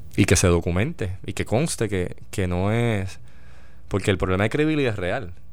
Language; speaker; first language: Spanish; native; Spanish